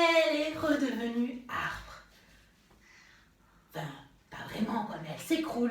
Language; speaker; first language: French; native; French